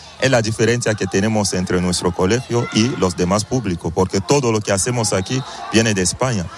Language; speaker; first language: Spanish; non-native, fluent; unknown